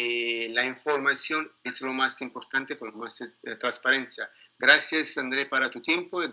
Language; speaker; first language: Spanish; non-native, learner; Italian